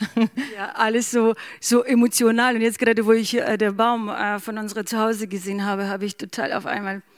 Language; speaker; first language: German; non-native, fluent; Ukrainian